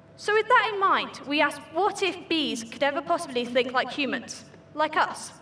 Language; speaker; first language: English; native; English